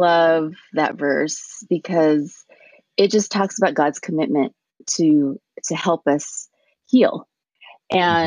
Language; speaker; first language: English; early bilingual, other home language; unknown